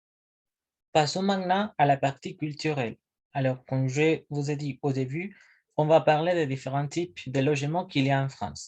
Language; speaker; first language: French; non-native, learner; Spanish